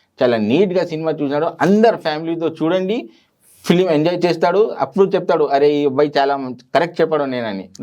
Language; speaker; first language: Telugu; non-native, local second language; Urdu